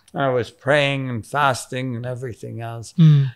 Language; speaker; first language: English; non-native, local second language; Persian